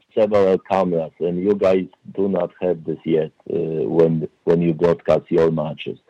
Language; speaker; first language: English; non-native, fluent; Polish